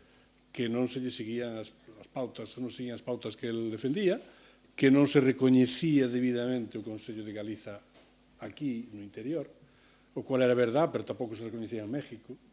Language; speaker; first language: Galician; native; Galician